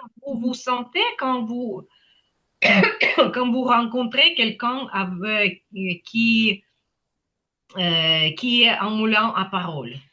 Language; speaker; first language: French; non-native, fluent; Ukrainian